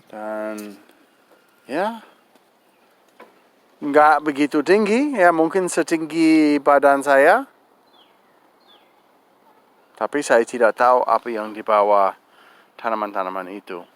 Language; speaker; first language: Indonesian; non-native, fluent; English